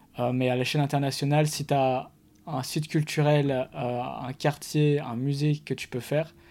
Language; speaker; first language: French; native; French